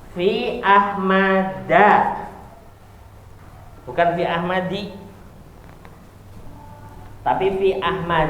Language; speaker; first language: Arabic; non-native, fluent; Indonesian